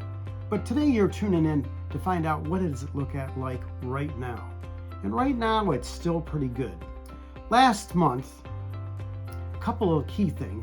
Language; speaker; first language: English; native; English